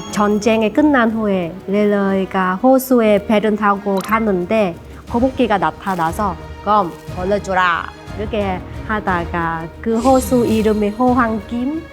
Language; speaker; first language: Korean; non-native, learner; Vietnamese